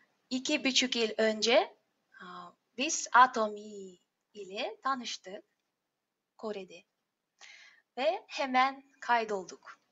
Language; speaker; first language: Turkish; non-native, learner; Russian